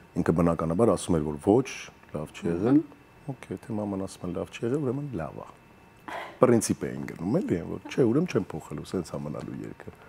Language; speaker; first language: Armenian; early bilingual, heritage; Armenian